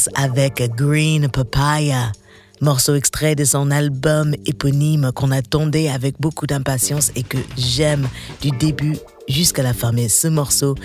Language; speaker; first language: French; non-native, fluent; English